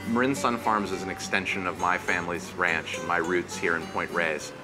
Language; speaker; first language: English; native; English